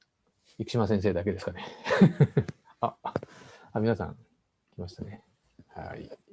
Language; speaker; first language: Japanese; native; Japanese